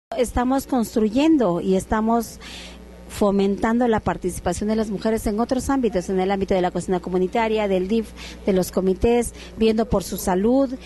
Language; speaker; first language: Spanish; native; Spanish